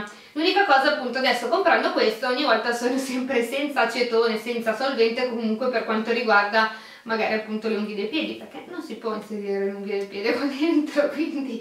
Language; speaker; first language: Italian; native; Italian